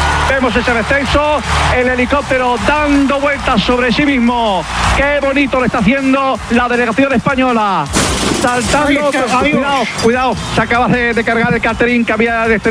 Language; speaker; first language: Spanish; native; Spanish